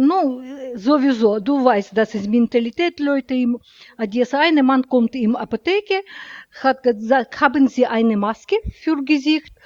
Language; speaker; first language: German; non-native, learner; Russian